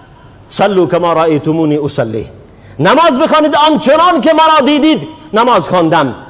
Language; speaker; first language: Persian; native; Persian